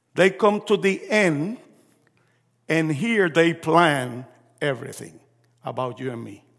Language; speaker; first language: English; early bilingual, other home language; Spanish